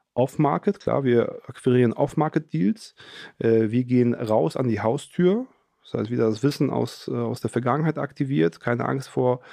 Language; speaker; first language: German; early bilingual, other home language; Polish